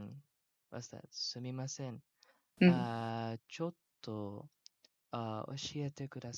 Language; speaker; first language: Japanese; non-native, learner; Malay